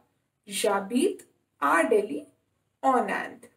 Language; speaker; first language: French; non-native, fluent; Hindi